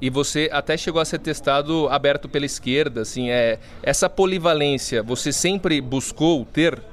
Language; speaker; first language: Portuguese; native; Portuguese